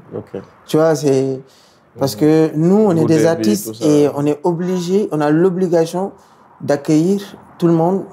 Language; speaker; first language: French; non-native, local second language; Wolof